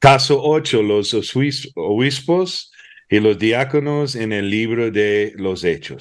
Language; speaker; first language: Spanish; early bilingual, heritage; Spanish